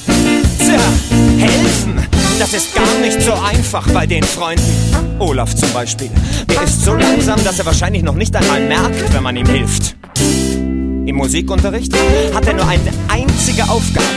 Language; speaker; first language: German; native; German